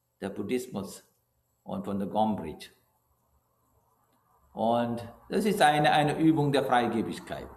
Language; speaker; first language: German; non-native, fluent; Sinhala